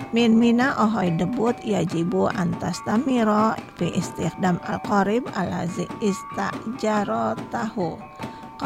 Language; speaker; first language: Arabic; non-native, fluent; Indonesian